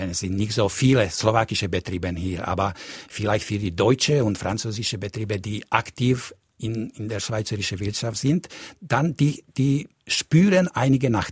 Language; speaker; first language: German; non-native, fluent; Slovak